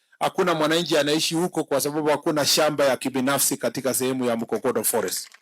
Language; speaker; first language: Swahili; non-native, local second language; Kalenjin